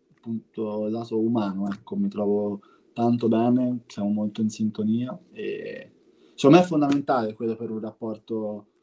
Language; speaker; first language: Italian; native; Italian